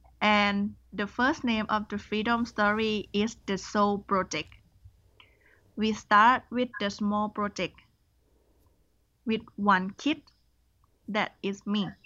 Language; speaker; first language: English; non-native, learner; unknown